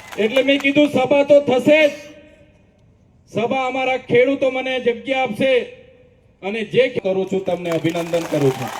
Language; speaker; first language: Gujarati; non-native, local second language; Vasavi